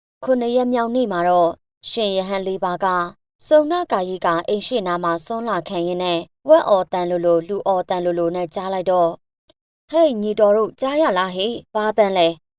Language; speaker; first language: Burmese; native; Burmese